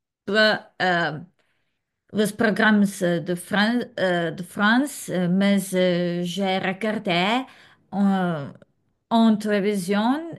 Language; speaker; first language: French; non-native, learner; Serbian